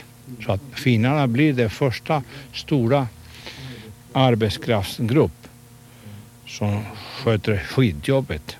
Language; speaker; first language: Swedish; non-native, fluent; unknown